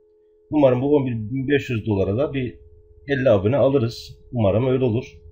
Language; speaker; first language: Turkish; native; Turkish